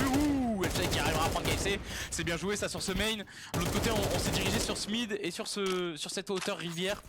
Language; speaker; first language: French; native; French